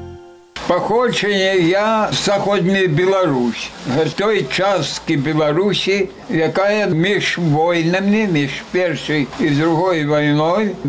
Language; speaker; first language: Belarusian; native; Belarusian